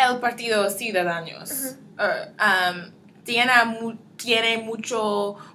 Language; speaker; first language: Spanish; non-native, learner; English